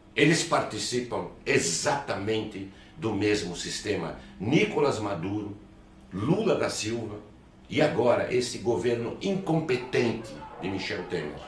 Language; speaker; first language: Portuguese; native; Portuguese